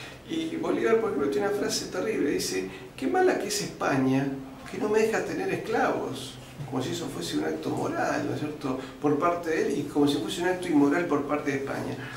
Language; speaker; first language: Spanish; native; Spanish